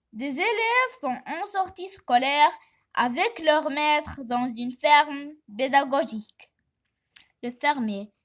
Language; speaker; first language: French; non-native, local second language; Arabic